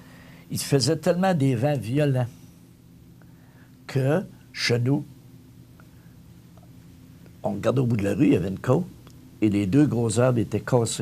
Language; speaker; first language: French; native; French